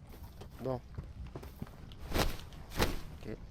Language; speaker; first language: French; native; French